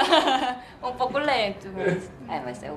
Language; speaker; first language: Portuguese; non-native, learner; Korean